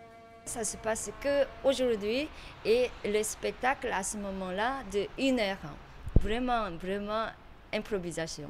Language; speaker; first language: French; non-native, learner; Korean